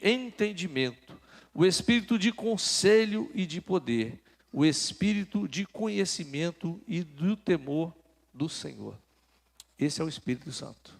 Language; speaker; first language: Portuguese; native; Portuguese